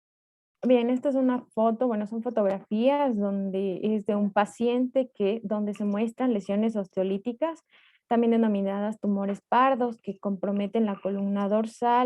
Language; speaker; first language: Spanish; native; Spanish